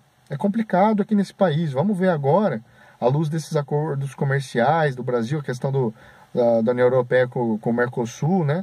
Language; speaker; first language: Portuguese; native; Portuguese